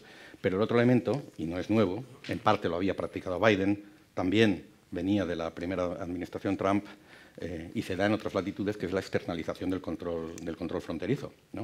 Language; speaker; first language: Spanish; native; Spanish